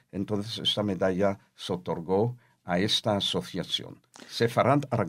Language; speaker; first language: Spanish; non-native, fluent; Hebrew